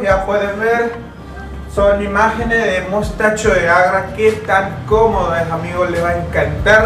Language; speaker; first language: Spanish; non-native, fluent; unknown